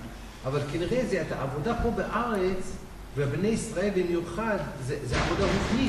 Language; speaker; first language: Hebrew; non-native, learner; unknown